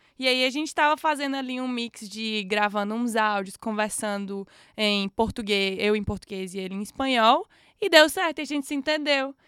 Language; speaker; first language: Portuguese; native; Portuguese